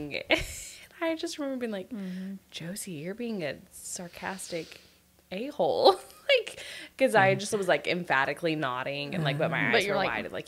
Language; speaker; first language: English; native; English